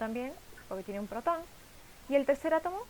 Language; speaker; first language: Spanish; native; Spanish